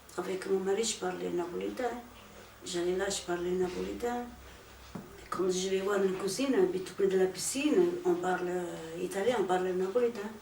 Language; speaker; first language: French; non-native, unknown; Italian